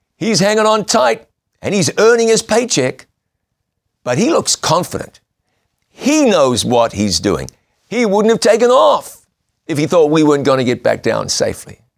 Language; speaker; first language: English; native; English